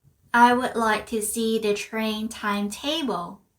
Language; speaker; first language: English; non-native, fluent; Korean